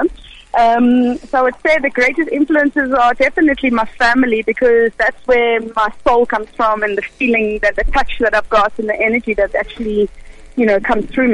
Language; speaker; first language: English; early bilingual, other home language; Hebrew